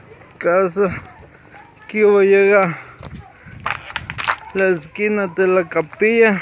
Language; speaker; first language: Spanish; non-native, local second language; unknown